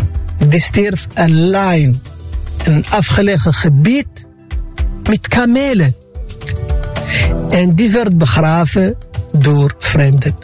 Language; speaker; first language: Dutch; non-native, fluent; Arabic